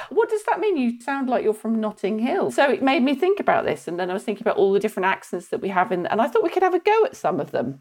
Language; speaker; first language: English; native; English